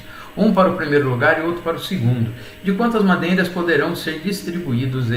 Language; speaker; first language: Portuguese; native; Portuguese